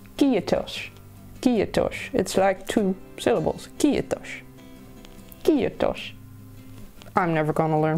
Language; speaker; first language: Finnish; non-native, learner; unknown